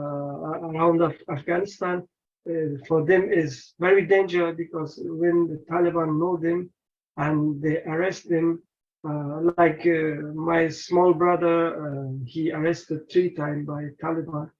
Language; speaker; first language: English; non-native, learner; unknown